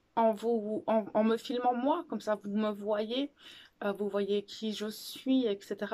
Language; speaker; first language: French; native; French